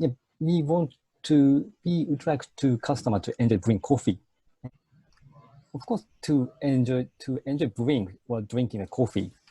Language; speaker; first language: English; non-native, fluent; Japanese